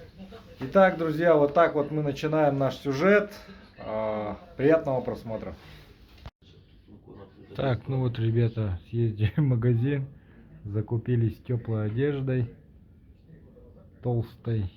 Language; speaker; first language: Russian; native; Russian